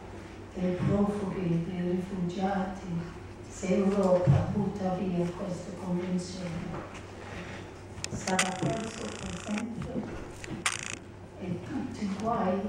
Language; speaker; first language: Italian; non-native, learner; English